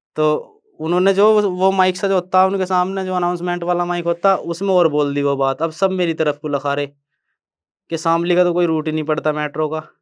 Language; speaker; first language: Hindi; native; Hindi